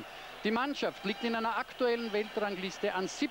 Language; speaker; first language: German; native; German